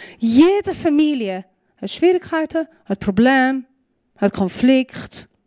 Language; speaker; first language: German; non-native, fluent; Persian